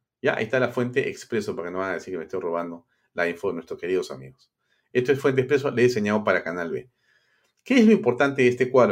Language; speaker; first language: Spanish; native; Spanish